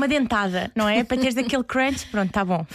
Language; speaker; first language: Portuguese; native; Portuguese